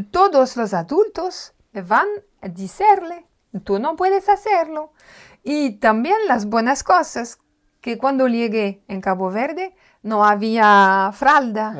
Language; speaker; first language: Spanish; non-native, learner; French